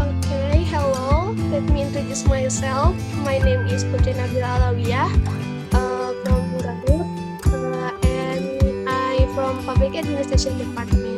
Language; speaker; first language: English; non-native, learner; Indonesian